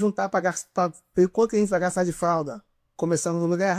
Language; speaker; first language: Portuguese; native; Portuguese